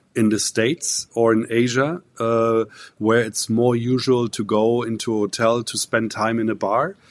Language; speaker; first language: English; non-native, fluent; German